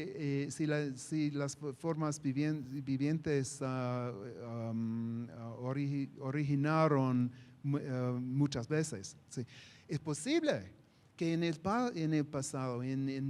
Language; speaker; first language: Spanish; non-native, fluent; English